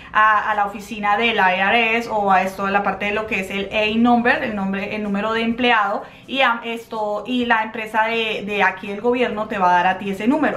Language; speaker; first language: Spanish; native; Spanish